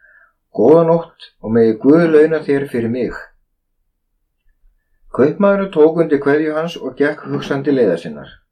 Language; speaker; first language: Icelandic; native; Icelandic